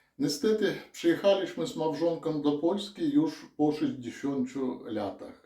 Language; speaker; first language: Polish; non-native, learner; Russian